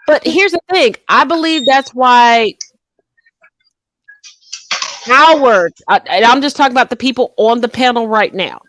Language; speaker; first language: English; native; English